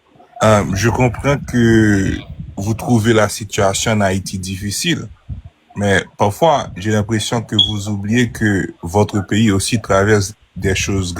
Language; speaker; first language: French; non-native, local second language; Haitian Creole